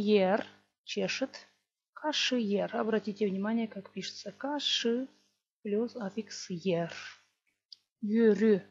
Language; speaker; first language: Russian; non-native, local second language; Gagauz